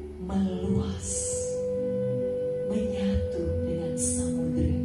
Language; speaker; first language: Indonesian; native; Indonesian